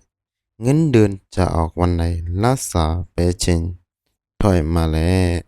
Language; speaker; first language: Thai; non-native, fluent; Burmese